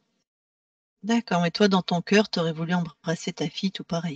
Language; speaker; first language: French; native; French